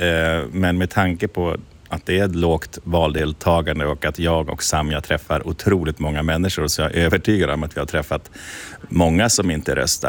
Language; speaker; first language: Swedish; native; Swedish